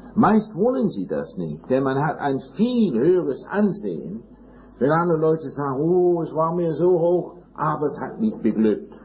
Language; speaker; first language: German; non-native, fluent; English